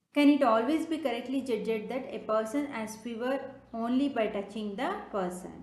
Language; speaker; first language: English; non-native, local second language; Kannada